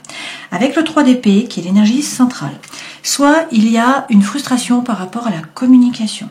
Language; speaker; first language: French; native; French